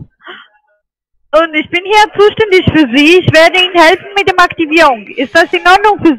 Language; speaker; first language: German; non-native, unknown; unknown